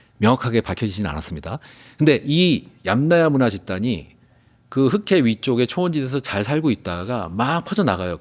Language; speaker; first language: Korean; native; Korean